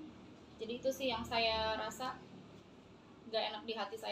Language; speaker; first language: Indonesian; native; Indonesian